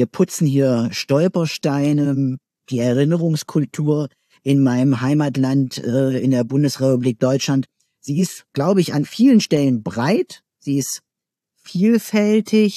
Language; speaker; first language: German; native; German